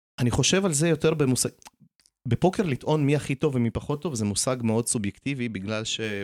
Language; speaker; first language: Hebrew; early bilingual, other home language; Russian